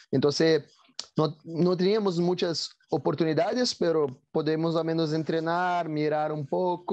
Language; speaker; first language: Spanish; non-native, learner; Portuguese